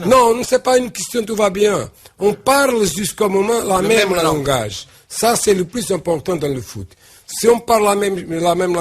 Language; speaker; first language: French; non-native, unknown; Portuguese